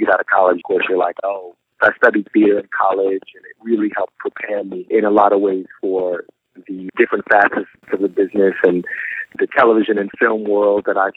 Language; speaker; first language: English; native; English